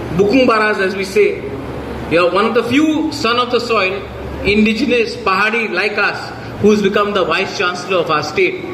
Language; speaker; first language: English; non-native, local second language; Kok Borok